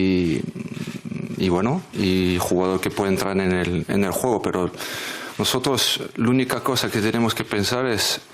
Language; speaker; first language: Spanish; non-native, fluent; French